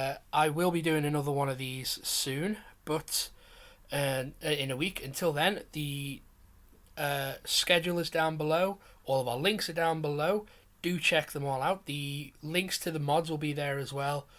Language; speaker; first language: English; native; English